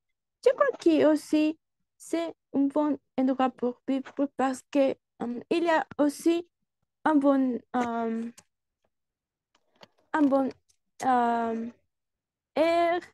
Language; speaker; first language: French; non-native, learner; Spanish